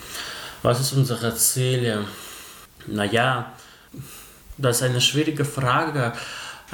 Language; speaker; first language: German; non-native, fluent; Russian